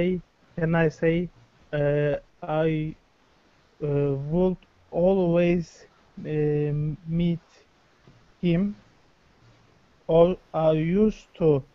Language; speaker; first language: English; non-native, learner; Turkish